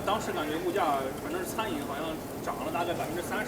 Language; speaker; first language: Chinese; native; Chinese